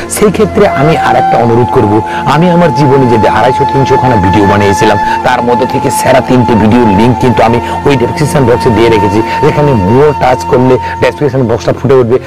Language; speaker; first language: Bangla; non-native, local second language; Kok Borok